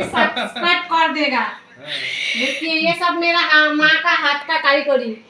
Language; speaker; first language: Hindi; non-native, local second language; Bangla